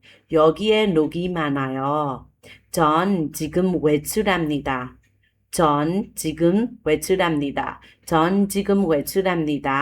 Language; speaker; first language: Korean; non-native, fluent; Burmese